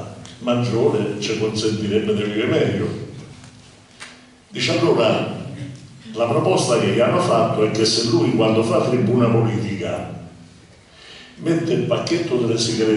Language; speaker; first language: Italian; native; Italian